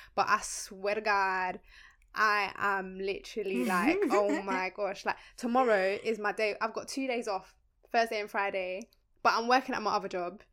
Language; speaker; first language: English; early bilingual, other home language; Spanish